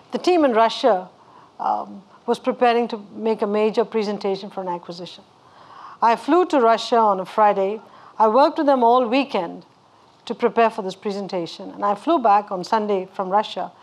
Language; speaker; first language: English; non-native, local second language; Tamil